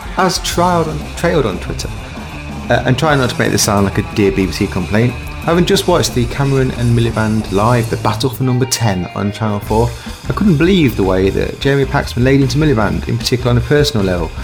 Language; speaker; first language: English; native; English